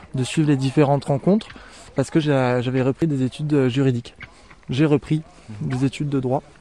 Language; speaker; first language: French; native; French